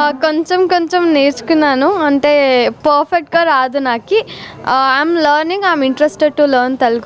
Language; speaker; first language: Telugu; non-native, learner; Kannada